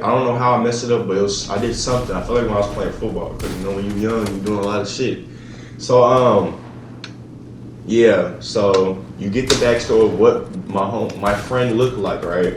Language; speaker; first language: English; native; English